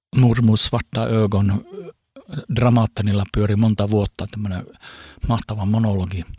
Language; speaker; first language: Finnish; early bilingual, heritage; Finnish